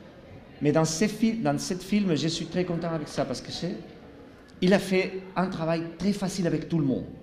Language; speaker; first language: French; non-native, learner; Spanish